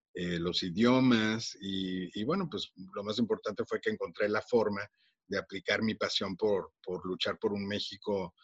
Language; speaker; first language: Spanish; native; Spanish